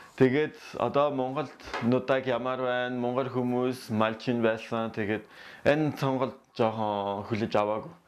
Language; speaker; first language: Mongolian; non-native, learner; French